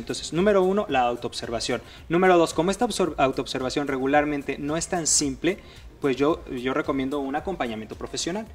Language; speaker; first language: Spanish; native; Spanish